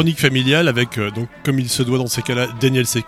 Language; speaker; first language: French; native; French